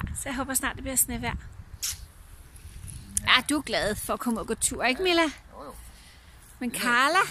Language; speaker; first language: Danish; native; Danish